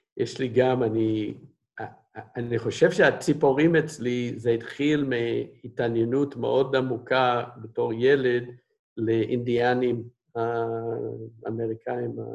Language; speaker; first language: Hebrew; non-native, fluent; English